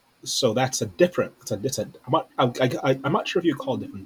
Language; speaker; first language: English; native; English